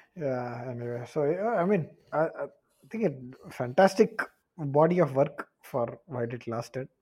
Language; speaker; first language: English; non-native, local second language; Tamil